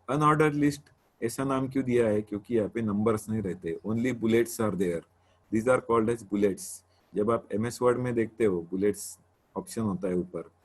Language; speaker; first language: Hindi; non-native, local second language; Marathi